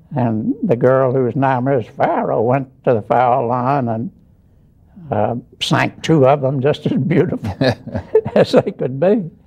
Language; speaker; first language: English; native; English